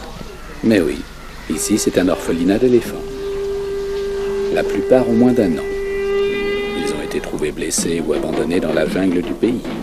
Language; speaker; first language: French; native; French